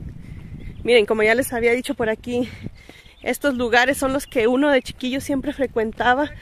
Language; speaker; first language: Spanish; native; Spanish